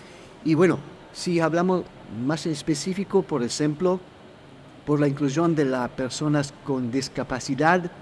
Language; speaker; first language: Spanish; non-native, fluent; Italian